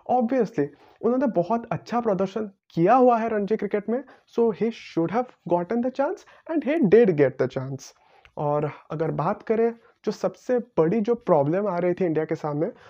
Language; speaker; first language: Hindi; non-native, local second language; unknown